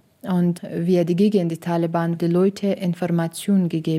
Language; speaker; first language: German; non-native, learner; Persian